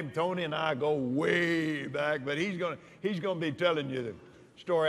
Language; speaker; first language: English; native; English